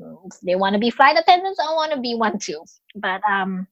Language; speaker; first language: English; non-native, local second language; Filipino